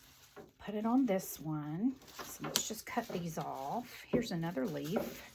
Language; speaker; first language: English; native; English